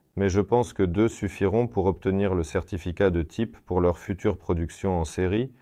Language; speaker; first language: French; non-native, fluent; Russian